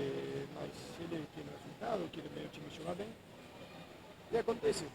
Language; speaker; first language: Portuguese; non-native, fluent; Spanish